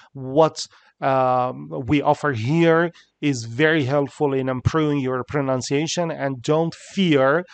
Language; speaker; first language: English; non-native, fluent; Persian